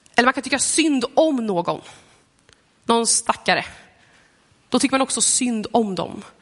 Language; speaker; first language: Swedish; native; Swedish